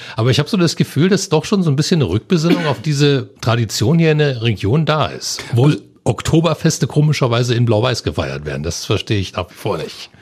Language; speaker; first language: German; native; German